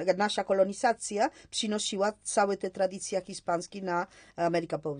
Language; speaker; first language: Polish; non-native, learner; Spanish